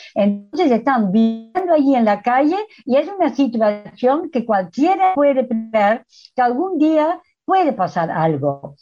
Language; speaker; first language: Spanish; non-native, fluent; Dutch